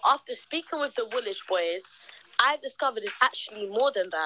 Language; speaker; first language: English; native; English